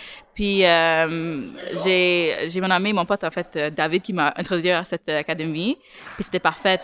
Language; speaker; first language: French; native; French